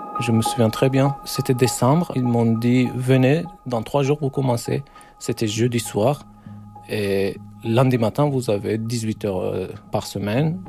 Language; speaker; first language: French; non-native, fluent; Turkish